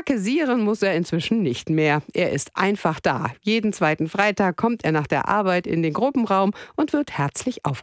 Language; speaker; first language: German; native; German